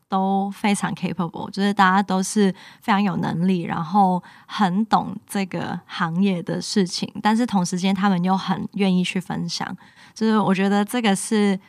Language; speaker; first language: Chinese; non-native, local second language; Cantonese